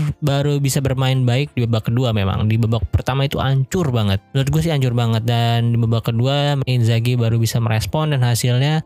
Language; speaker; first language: Indonesian; native; Indonesian